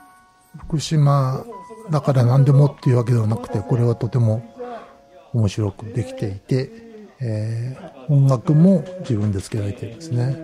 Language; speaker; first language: Japanese; native; Japanese